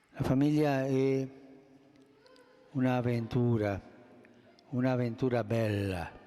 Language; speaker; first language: Italian; non-native, fluent; Spanish